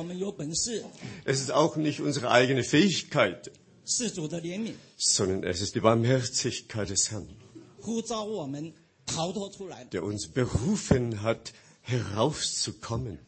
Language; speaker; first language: German; non-native, fluent; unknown